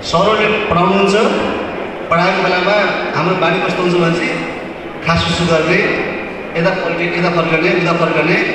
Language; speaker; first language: Nepali; native; Nepali